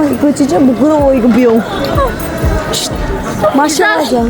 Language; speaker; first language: Korean; non-native, learner; Filipino